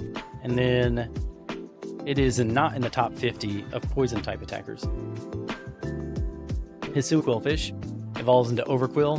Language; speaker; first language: English; native; English